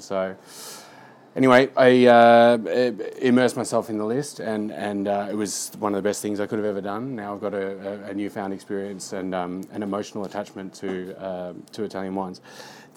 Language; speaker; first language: English; native; English